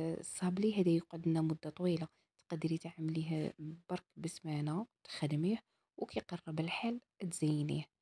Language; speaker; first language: Arabic; native; Arabic